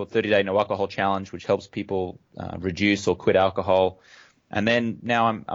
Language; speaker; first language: English; native; English